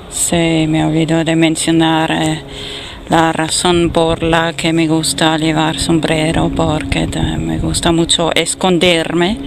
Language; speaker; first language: Spanish; non-native, fluent; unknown